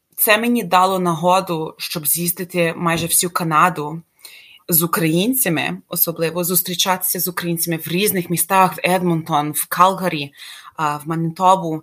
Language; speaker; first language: Ukrainian; early bilingual, heritage; Ukrainian